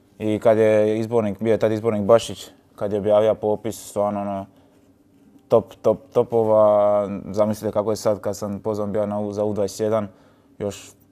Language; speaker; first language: Croatian; native; Croatian